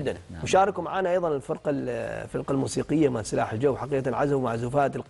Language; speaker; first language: Arabic; native; Arabic